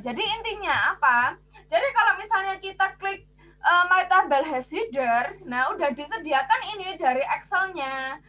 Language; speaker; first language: Indonesian; native; Indonesian